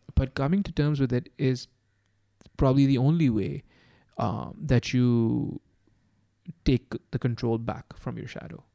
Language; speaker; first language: English; non-native, local second language; Urdu